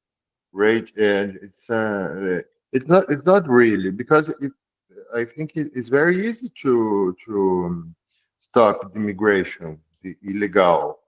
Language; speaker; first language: English; non-native, learner; Portuguese